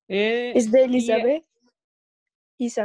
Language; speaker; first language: Spanish; non-native, learner; English